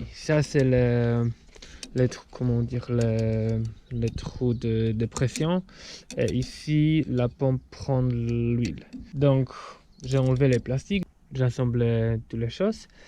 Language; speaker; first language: French; non-native, fluent; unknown